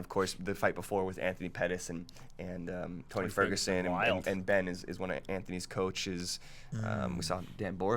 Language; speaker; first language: English; native; English